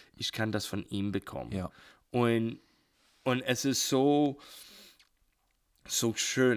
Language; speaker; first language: German; non-native, learner; English